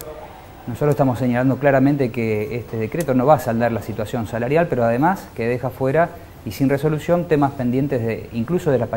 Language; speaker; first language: Spanish; native; Spanish